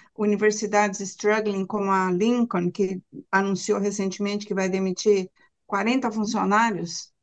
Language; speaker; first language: Portuguese; native; Portuguese